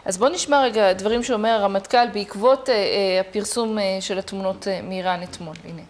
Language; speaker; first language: Hebrew; native; Hebrew